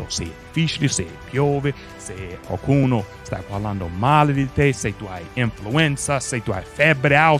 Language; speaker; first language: Italian; non-native, fluent; English